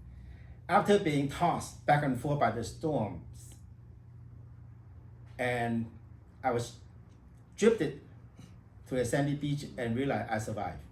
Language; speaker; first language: English; non-native, fluent; Vietnamese